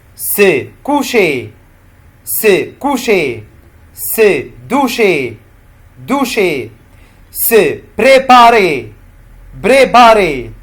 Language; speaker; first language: French; non-native, fluent; Arabic